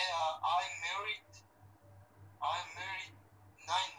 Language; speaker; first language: English; non-native, learner; Romany